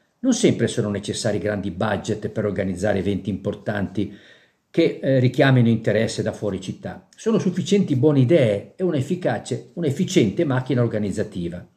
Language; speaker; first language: Italian; native; Italian